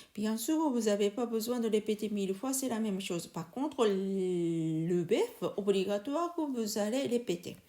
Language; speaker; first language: French; non-native, learner; Japanese